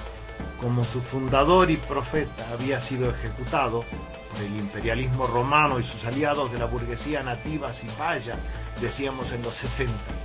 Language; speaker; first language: Spanish; native; Spanish